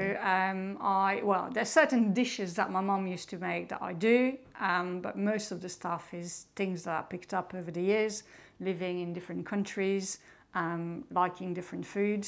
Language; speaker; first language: English; non-native, fluent; French